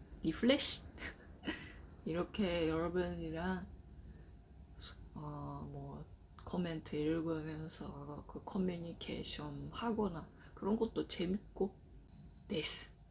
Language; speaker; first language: Korean; non-native, learner; Japanese